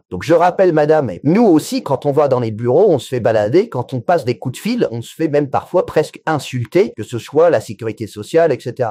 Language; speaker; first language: French; native; French